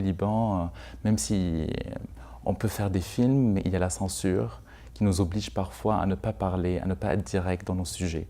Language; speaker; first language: French; non-native, local second language; Arabic